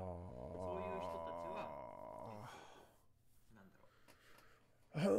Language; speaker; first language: Japanese; native; Japanese